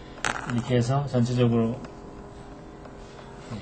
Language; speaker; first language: Korean; native; Korean